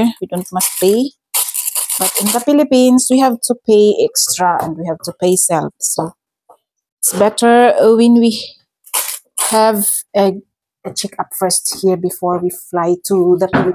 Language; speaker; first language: English; non-native, local second language; Filipino